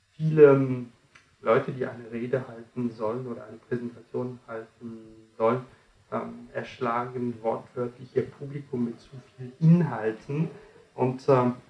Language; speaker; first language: German; non-native, fluent; French